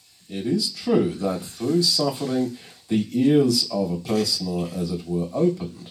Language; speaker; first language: English; native; English